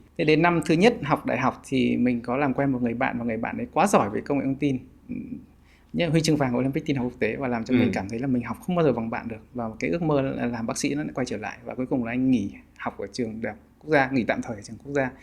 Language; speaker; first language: Vietnamese; native; Vietnamese